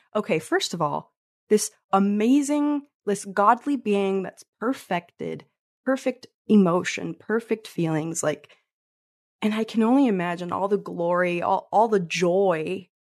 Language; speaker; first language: English; early bilingual, other home language; Spanish